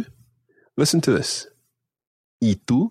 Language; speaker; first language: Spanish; non-native, fluent; English